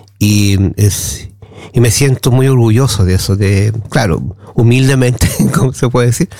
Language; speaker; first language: Spanish; native; Spanish